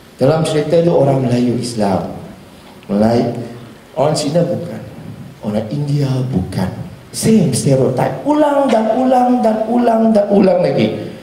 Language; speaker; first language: Malay; non-native, local second language; Chinese